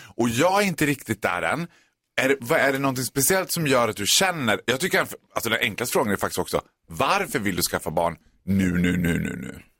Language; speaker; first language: Swedish; native; Swedish